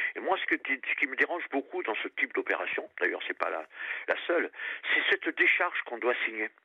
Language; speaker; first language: French; native; French